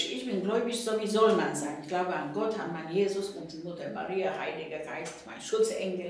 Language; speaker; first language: German; non-native, fluent; Polish